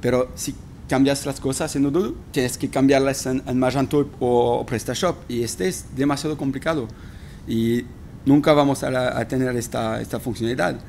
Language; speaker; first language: Spanish; non-native, fluent; French